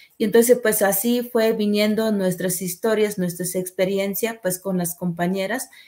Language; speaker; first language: Spanish; non-native, local second language; Tzeltal